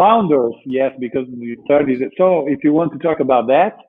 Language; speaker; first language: English; non-native, fluent; Italian